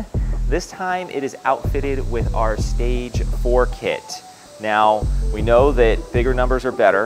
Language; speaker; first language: English; native; English